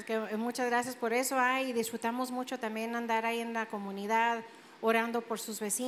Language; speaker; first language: Spanish; native; Spanish